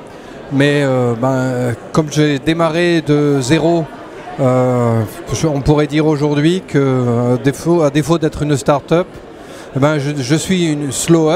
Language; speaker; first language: French; native; French